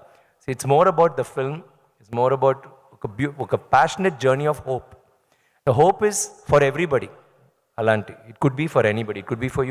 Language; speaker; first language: Telugu; non-native, learner; Tamil